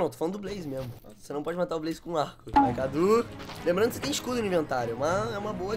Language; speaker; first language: Portuguese; native; Portuguese